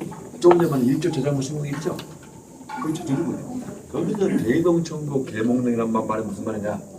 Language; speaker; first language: Korean; native; Korean